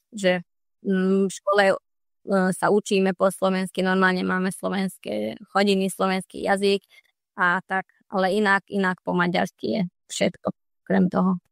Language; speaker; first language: Slovak; non-native, local second language; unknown